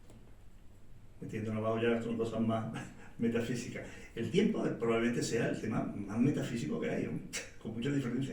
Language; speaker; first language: Spanish; native; Spanish